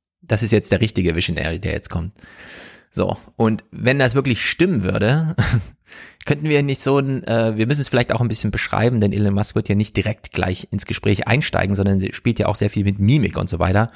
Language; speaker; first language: German; native; German